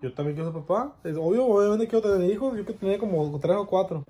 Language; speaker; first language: Spanish; early bilingual, heritage; Spanish